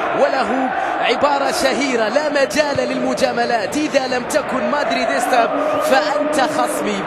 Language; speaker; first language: Arabic; native; Arabic